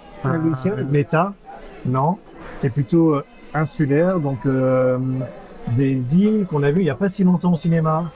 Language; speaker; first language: French; native; French